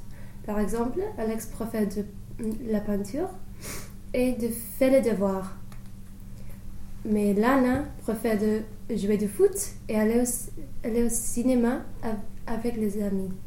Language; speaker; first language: French; non-native, learner; English